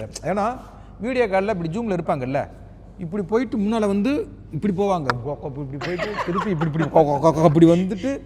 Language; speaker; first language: Tamil; native; Tamil